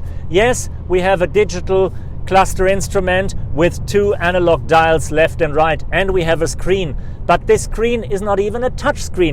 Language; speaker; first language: English; non-native, fluent; German